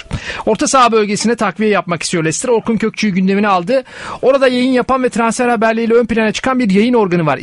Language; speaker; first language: Turkish; native; Turkish